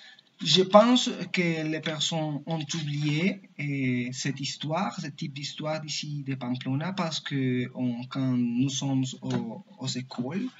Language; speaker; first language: French; non-native, learner; Spanish